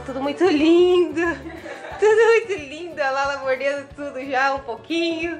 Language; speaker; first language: Portuguese; native; Portuguese